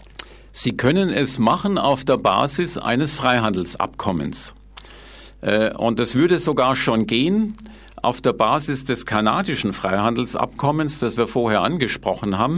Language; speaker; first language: German; native; German